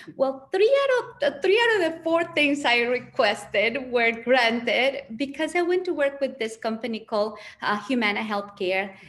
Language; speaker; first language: English; early bilingual, other home language; Spanish